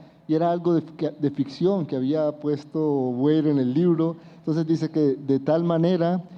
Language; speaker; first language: Spanish; native; Spanish